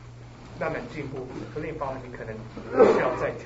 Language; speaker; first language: Chinese; early bilingual, other home language; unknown